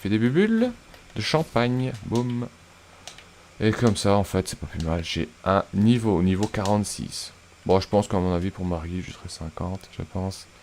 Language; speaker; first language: French; native; French